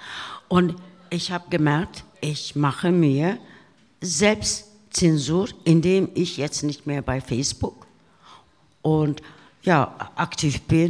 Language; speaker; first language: German; non-native, fluent; Turkish